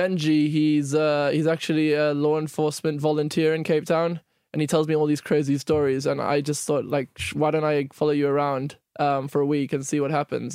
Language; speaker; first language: English; native; English